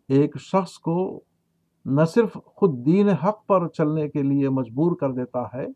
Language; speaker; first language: Urdu; native; Urdu